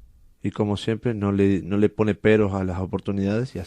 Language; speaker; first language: Spanish; native; Spanish